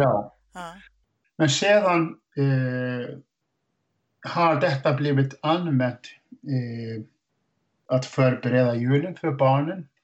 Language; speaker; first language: Swedish; non-native, fluent; Icelandic